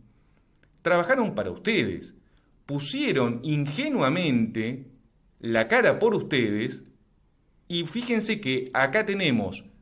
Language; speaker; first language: Spanish; native; Spanish